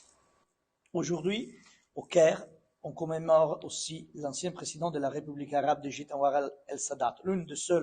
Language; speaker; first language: French; non-native, fluent; Italian